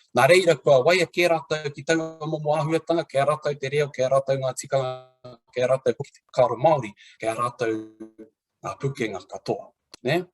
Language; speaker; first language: Māori; native; Māori